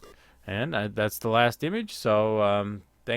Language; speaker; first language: English; native; English